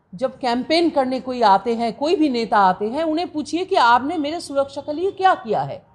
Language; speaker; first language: Hindi; non-native, local second language; Bangla